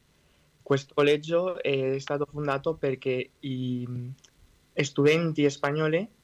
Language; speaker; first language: Italian; non-native, fluent; Spanish